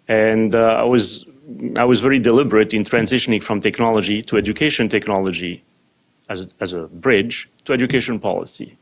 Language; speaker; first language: English; non-native, fluent; French